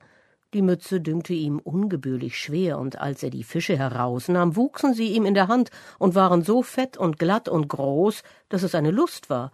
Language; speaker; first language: German; native; German